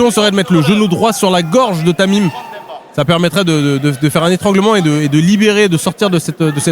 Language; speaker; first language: French; native; French